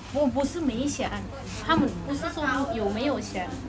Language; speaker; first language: Chinese; non-native, learner; Lao